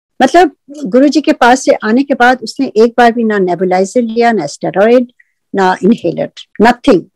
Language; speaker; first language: Hindi; native; Hindi